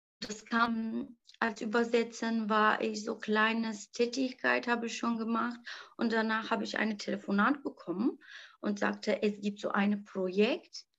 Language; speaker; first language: German; non-native, learner; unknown